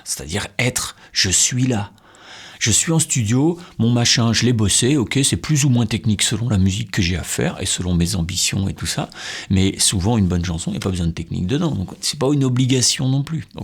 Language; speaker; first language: French; native; French